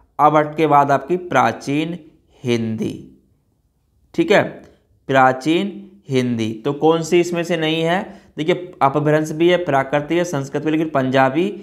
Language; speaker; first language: Hindi; native; Hindi